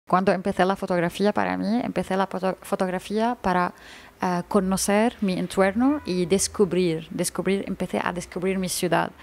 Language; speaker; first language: Spanish; non-native, learner; Arabic